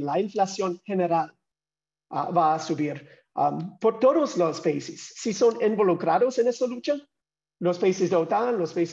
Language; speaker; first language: Spanish; non-native, fluent; English